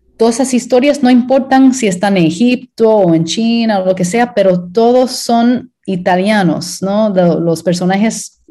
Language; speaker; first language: Spanish; early bilingual, heritage; Spanish